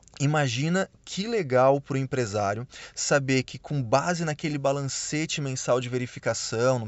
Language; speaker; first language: Portuguese; native; Portuguese